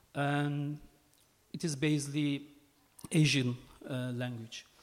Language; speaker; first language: English; non-native, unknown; Turkish